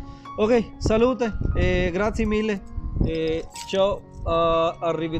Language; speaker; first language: Italian; non-native, learner; Urdu